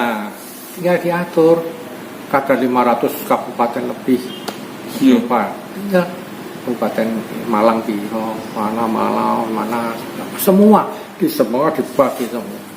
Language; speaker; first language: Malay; non-native, local second language; Javanese